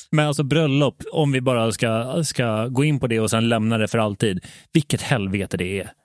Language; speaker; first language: Swedish; native; Swedish